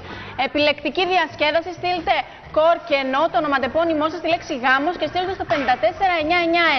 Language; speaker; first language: Greek; native; Greek